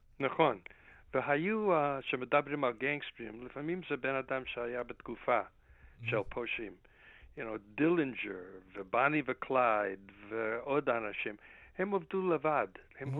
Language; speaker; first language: Hebrew; non-native, fluent; English